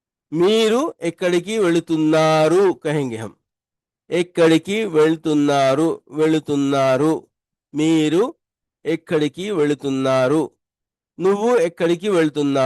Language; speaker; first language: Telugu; non-native, local second language; Urdu